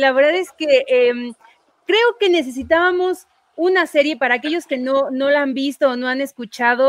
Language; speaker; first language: Spanish; native; Spanish